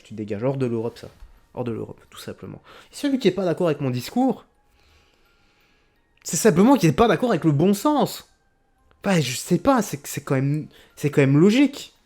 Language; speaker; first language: French; native; French